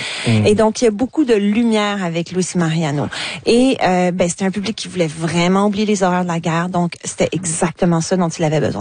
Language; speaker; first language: French; native; French